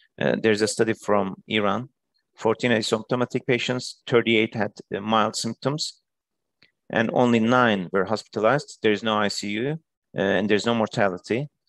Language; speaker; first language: English; non-native, fluent; Turkish